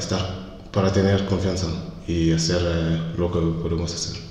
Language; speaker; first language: Spanish; non-native, fluent; French